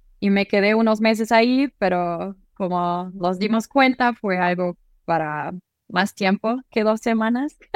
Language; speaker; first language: Spanish; non-native, fluent; German